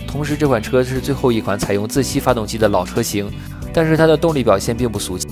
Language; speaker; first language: Chinese; native; Chinese